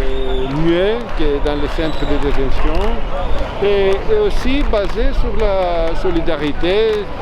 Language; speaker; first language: French; non-native, fluent; Greek